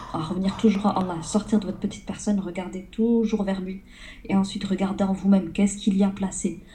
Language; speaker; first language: French; early bilingual, other home language; Arabic